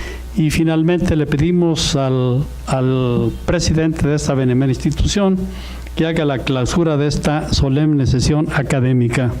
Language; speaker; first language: Spanish; native; Spanish